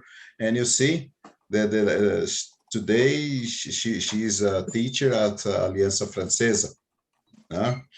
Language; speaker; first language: English; non-native, fluent; Portuguese